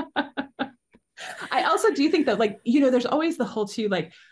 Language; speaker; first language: English; native; English